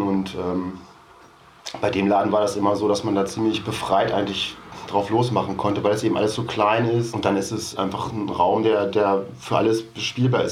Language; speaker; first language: German; native; German